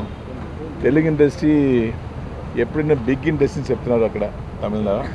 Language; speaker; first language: Telugu; non-native, learner; Tamil